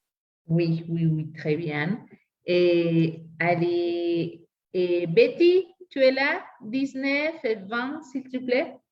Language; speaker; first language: French; non-native, fluent; Spanish